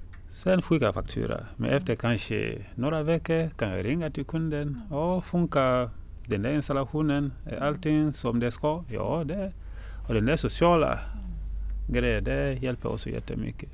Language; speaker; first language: Swedish; non-native, fluent; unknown